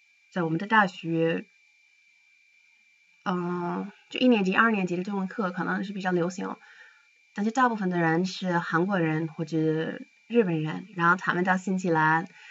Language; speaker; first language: Chinese; non-native, fluent; English